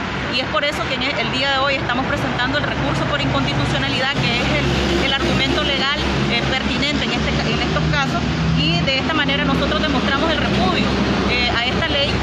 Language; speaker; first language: Spanish; native; Spanish